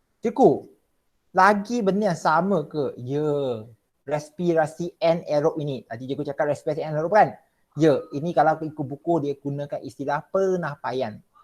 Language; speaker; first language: Malay; non-native, local second language; Chinese